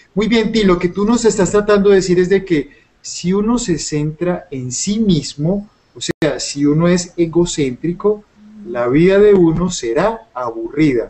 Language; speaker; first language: Spanish; native; Spanish